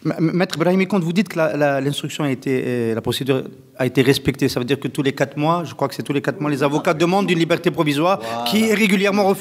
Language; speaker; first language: French; non-native, local second language; Arabic